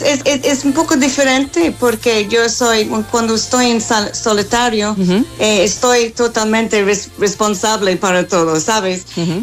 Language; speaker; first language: Spanish; non-native, fluent; English